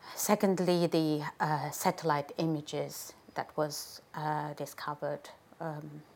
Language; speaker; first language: English; non-native, fluent; Chinese